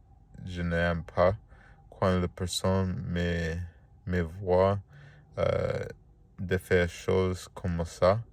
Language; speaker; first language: French; non-native, learner; Spanish